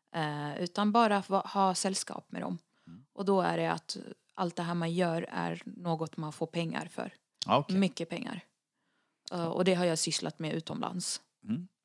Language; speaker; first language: Swedish; early bilingual, other home language; Arabic